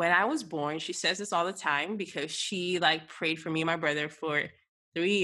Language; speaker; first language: English; native; English